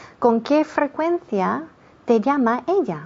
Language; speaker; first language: Spanish; non-native, fluent; English